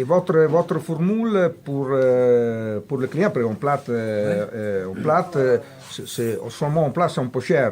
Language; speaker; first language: French; non-native, fluent; Italian